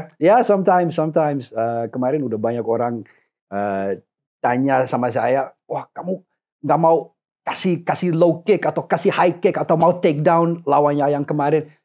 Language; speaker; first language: Indonesian; non-native, fluent; English